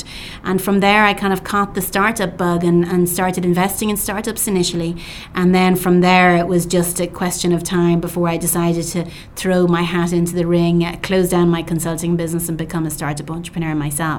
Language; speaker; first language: English; native; English